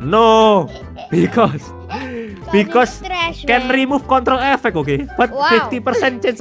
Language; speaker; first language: English; non-native, fluent; Indonesian